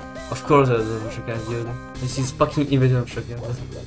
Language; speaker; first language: English; non-native, fluent; French